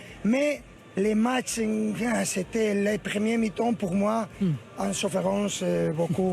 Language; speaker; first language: French; non-native, learner; Spanish